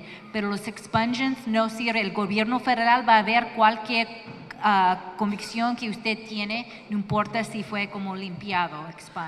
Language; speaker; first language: Spanish; early bilingual, heritage; Spanish